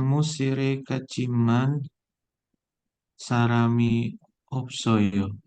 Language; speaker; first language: Korean; non-native, learner; Indonesian